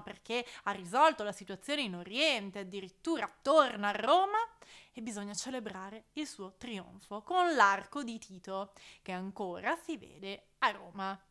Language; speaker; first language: Italian; native; Italian